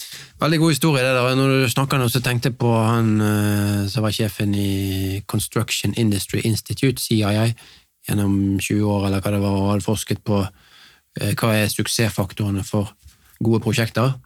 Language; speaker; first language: Norwegian; native; Norwegian